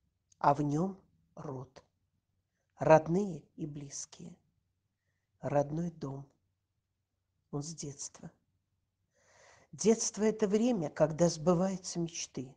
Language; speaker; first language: Russian; native; Russian